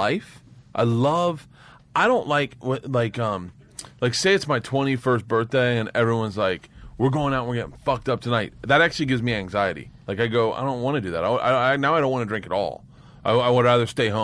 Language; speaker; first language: English; native; English